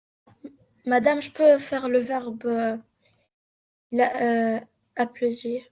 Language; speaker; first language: French; non-native, learner; Arabic